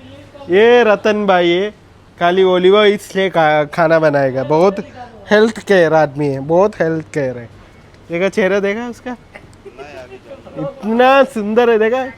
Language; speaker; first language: Hindi; non-native, learner; Malayalam